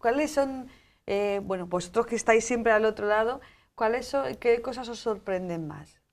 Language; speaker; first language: Spanish; native; Spanish